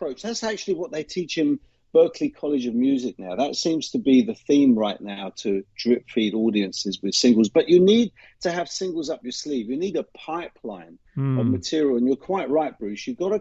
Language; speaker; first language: English; native; English